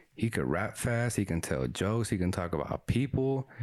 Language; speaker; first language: English; early bilingual, other home language; Spanish